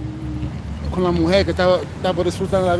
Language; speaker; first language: Spanish; non-native, fluent; English